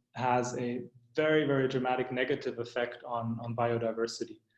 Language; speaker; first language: English; early bilingual, other home language; German